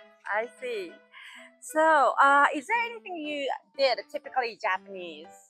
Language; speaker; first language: English; non-native, fluent; Japanese